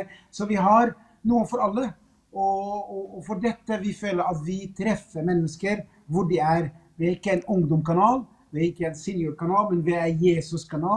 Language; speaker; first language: Swedish; non-native, fluent; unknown